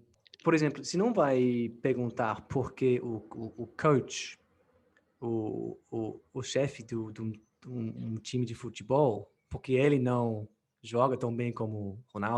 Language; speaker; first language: Portuguese; non-native, fluent; English